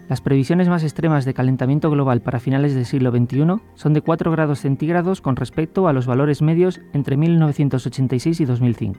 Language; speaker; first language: Spanish; native; Spanish